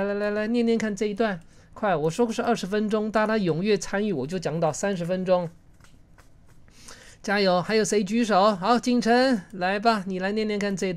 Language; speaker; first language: Chinese; native; Chinese